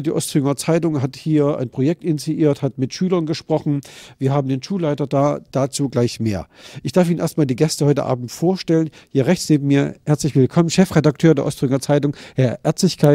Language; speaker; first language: German; native; German